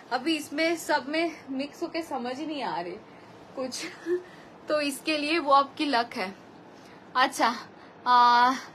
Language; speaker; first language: Hindi; non-native, local second language; Bangla